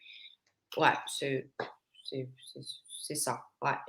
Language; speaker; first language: French; non-native, learner; Filipino